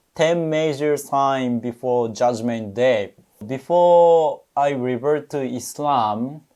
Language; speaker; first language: English; non-native, learner; Japanese